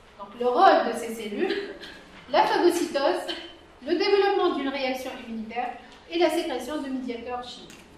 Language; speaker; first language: French; non-native, local second language; Arabic